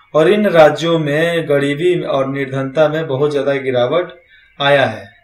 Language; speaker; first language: Hindi; native; Hindi